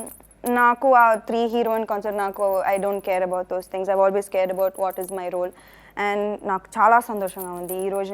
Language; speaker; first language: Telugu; non-native, fluent; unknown